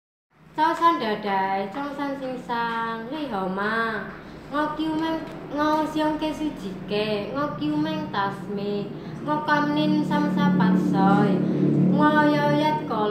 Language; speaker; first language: Cantonese; non-native, learner; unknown